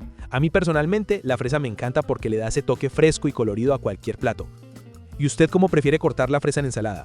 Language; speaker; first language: Spanish; native; Spanish